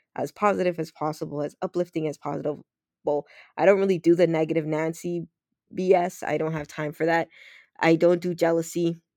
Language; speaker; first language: English; native; English